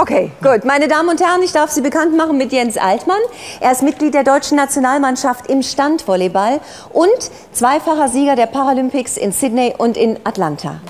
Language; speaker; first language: German; native; German